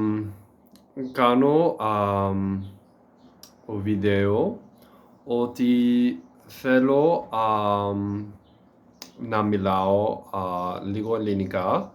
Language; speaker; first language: Greek; non-native, learner; English